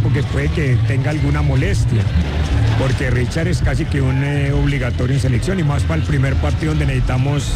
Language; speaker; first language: Spanish; native; Spanish